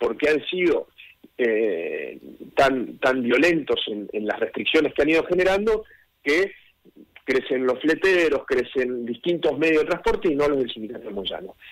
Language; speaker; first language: Spanish; native; Spanish